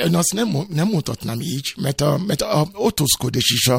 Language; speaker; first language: Hungarian; non-native, fluent; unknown